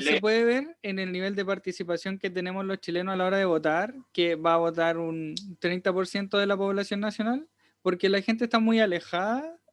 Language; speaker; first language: Spanish; native; Spanish